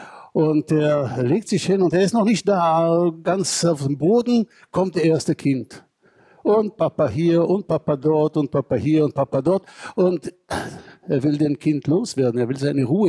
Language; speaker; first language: German; non-native, fluent; Hebrew